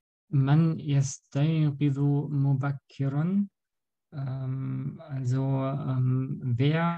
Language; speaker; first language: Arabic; non-native, learner; German